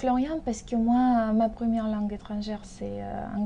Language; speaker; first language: French; non-native, fluent; Russian